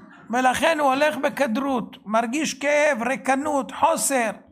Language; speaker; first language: Hebrew; native; Hebrew